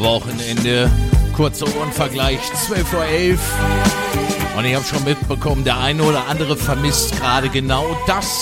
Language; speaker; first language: German; native; German